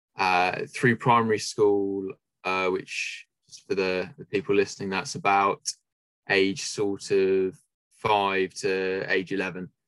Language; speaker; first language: English; native; English